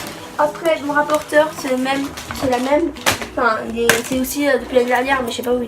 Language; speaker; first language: French; native; French